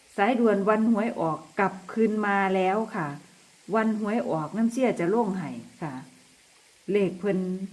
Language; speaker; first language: Thai; native; Thai